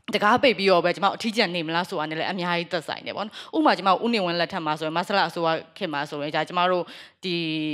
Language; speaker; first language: Burmese; native; Burmese